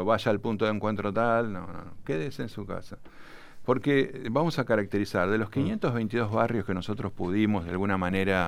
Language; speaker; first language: Spanish; native; Spanish